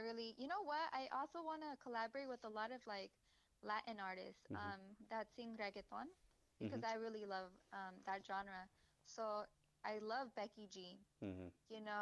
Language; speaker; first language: English; native; English